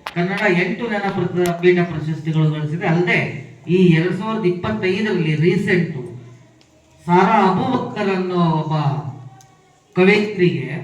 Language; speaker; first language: Kannada; non-native, local second language; Urdu